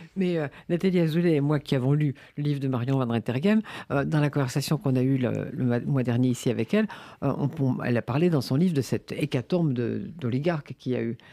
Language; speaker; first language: French; native; French